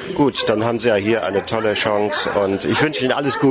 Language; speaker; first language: German; native; German